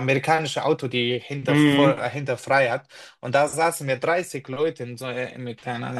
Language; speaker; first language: German; non-native, fluent; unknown